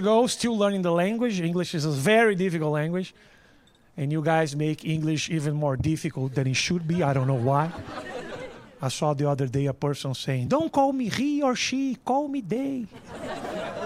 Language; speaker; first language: English; non-native, fluent; Portuguese